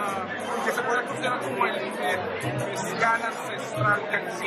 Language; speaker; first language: Spanish; native; Spanish